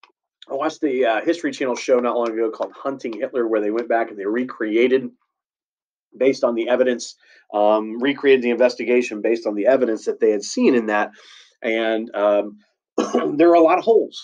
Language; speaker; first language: English; native; English